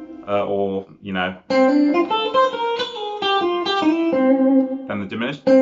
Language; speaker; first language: English; native; English